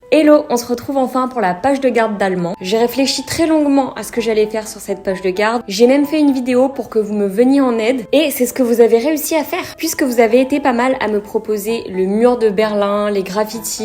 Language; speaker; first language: French; native; French